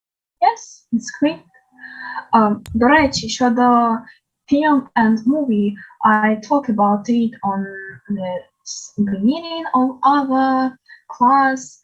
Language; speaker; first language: English; non-native, learner; Ukrainian